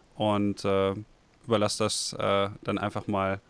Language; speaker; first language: German; native; German